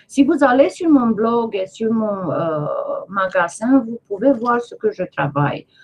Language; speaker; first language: French; non-native, fluent; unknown